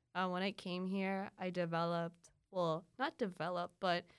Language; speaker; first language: English; early bilingual, other home language; Filipino